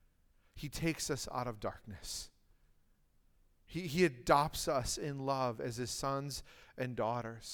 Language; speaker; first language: English; native; English